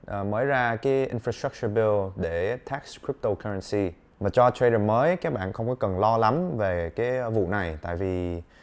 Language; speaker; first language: Vietnamese; early bilingual, heritage; Vietnamese